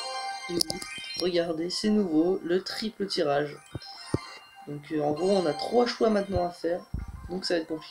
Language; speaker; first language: French; native; French